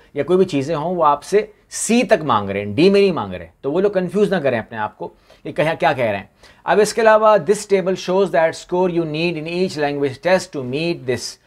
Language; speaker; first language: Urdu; native; Urdu